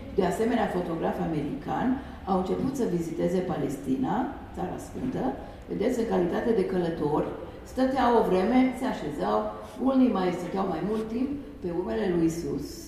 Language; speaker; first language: Romanian; early bilingual, heritage; Romanian